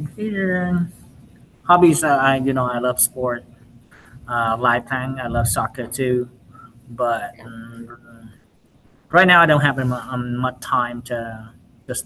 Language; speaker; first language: English; non-native, learner; Vietnamese